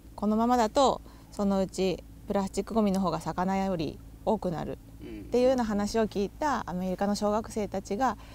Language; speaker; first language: Japanese; native; Japanese